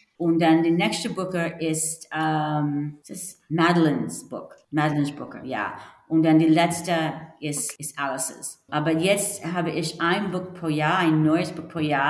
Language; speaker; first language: German; non-native, learner; English